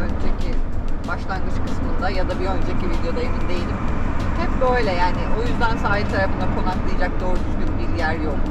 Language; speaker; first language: Turkish; native; Turkish